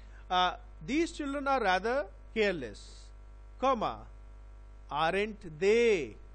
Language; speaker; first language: English; non-native, local second language; Bangla